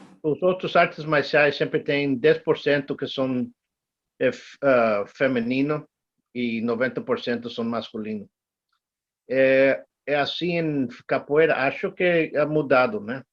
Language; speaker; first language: Portuguese; non-native, learner; English